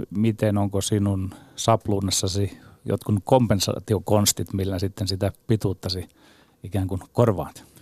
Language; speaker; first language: Finnish; native; Finnish